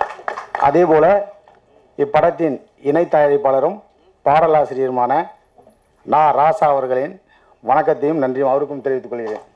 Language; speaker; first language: Tamil; native; Tamil